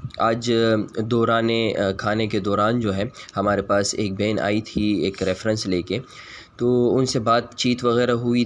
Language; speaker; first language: Urdu; non-native, local second language; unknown